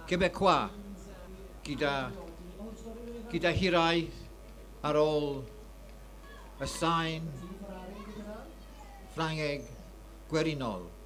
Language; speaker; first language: Welsh; non-native, learner; French